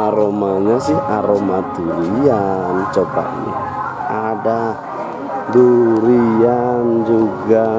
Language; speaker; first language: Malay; non-native, local second language; Javanese